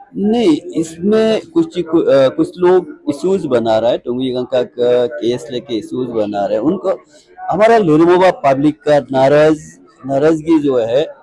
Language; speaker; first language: Hindi; non-native, local second language; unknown